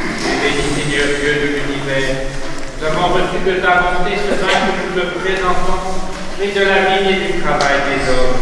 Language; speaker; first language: French; native; French